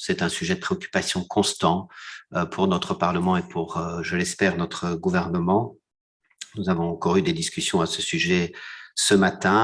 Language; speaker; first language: French; native; French